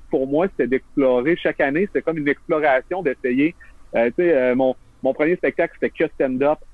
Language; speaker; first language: French; native; French